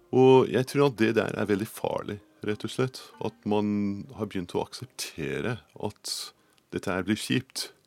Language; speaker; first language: Norwegian; non-native, fluent; English